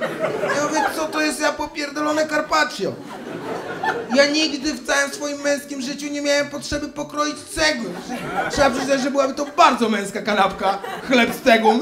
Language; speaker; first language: Polish; native; Polish